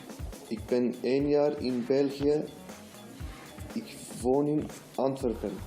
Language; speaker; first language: Dutch; non-native, learner; Turkish